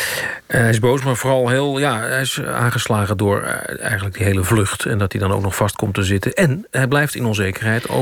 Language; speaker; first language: Dutch; native; Dutch